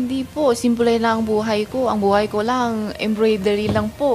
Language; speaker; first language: Filipino; non-native, learner; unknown